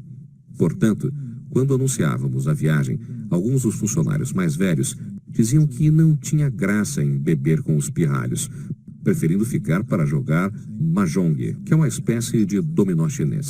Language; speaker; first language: Portuguese; native; Portuguese